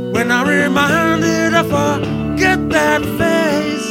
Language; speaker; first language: English; native; English